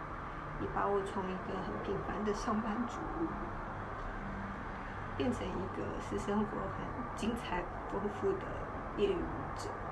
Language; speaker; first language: Chinese; native; Chinese